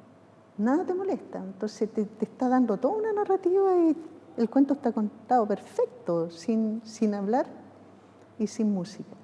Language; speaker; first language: Spanish; native; Spanish